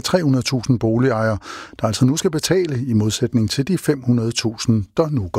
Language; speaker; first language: Danish; native; Danish